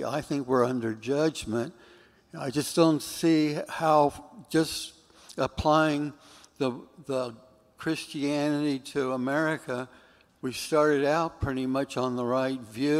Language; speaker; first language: English; native; English